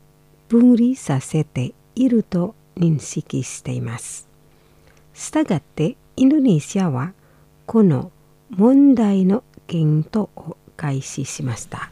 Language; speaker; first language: Japanese; non-native, fluent; Indonesian